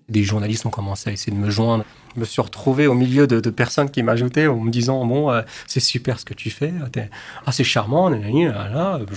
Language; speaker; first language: French; native; French